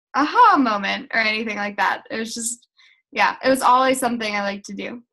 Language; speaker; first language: English; native; English